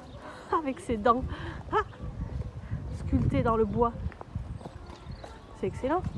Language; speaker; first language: French; native; French